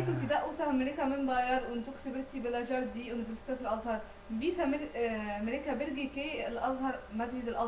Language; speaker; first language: Indonesian; non-native, learner; Arabic